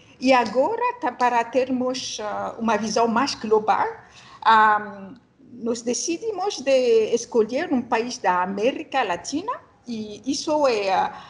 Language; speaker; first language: Portuguese; non-native, learner; French